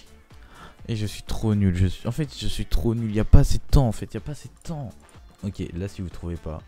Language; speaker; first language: French; native; French